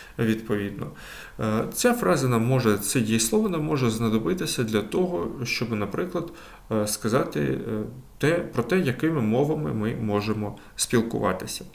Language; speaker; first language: Ukrainian; native; Ukrainian